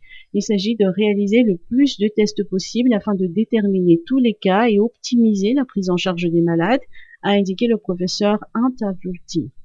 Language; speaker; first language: French; non-native, local second language; Malagasy